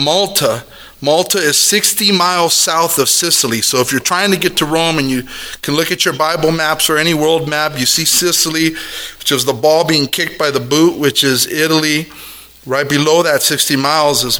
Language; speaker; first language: English; native; English